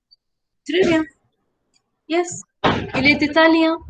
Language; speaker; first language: French; non-native, fluent; Hindi